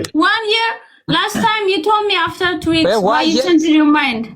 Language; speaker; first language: English; non-native, learner; Amharic